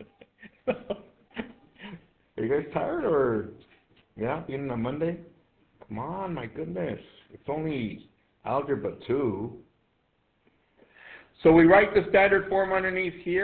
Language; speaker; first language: English; native; English